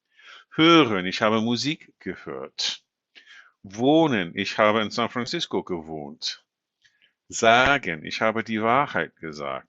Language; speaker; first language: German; non-native, fluent; English